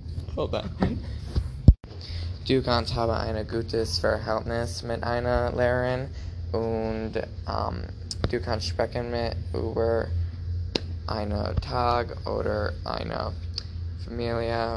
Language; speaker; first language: German; non-native, learner; English